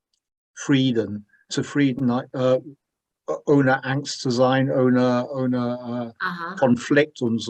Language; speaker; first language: German; non-native, learner; English